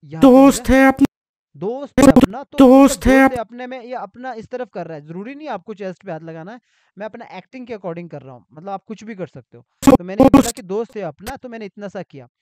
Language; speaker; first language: Hindi; native; Hindi